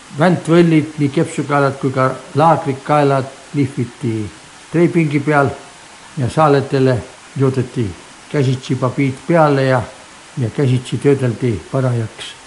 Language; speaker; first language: Estonian; native; Estonian